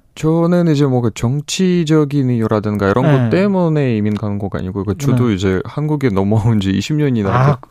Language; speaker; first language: Korean; non-native, fluent; Russian